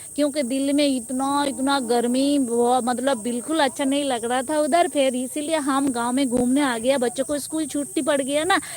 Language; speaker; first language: Hindi; non-native, local second language; Bangla